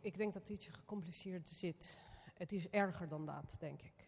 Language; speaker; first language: Dutch; non-native, fluent; Portuguese